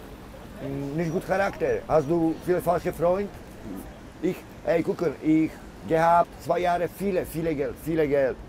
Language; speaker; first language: German; non-native, learner; Czech